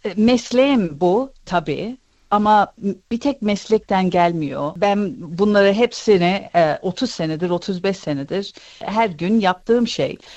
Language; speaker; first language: Turkish; early bilingual, heritage; Turkish